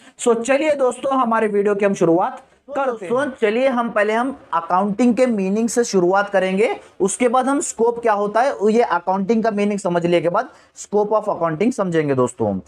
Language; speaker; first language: Hindi; native; Hindi